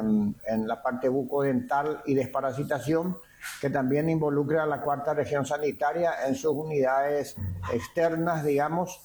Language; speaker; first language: Spanish; native; Spanish